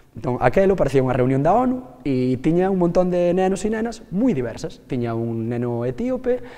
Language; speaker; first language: Galician; native; Galician